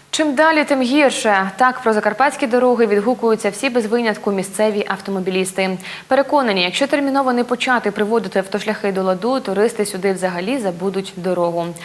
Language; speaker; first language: Ukrainian; native; Ukrainian